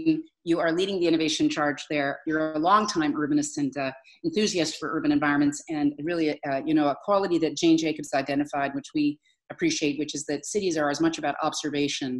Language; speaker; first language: English; native; English